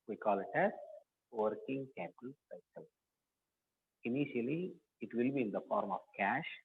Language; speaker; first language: English; non-native, local second language; Kannada